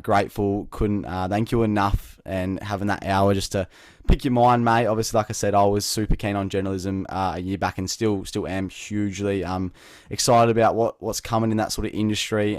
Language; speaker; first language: English; native; English